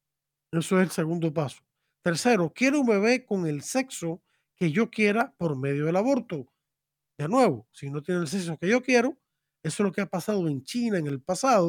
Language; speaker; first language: Spanish; native; Spanish